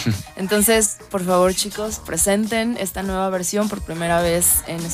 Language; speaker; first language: Spanish; native; Spanish